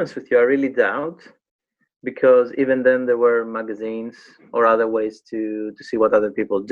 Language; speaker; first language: English; non-native, fluent; Greek